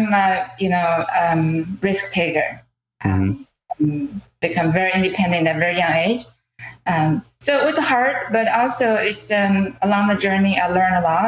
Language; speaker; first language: English; non-native, fluent; Chinese